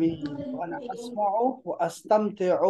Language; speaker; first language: Arabic; non-native, fluent; Urdu